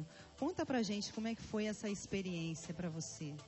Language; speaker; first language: Portuguese; native; Portuguese